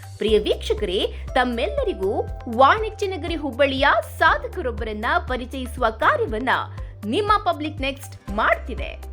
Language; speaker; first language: Kannada; native; Kannada